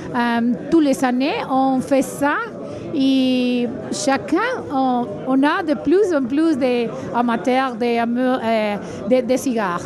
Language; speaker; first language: French; non-native, learner; Spanish